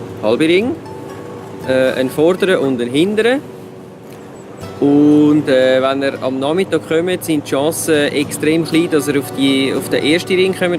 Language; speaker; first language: German; native; German